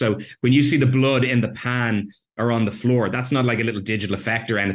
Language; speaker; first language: English; native; English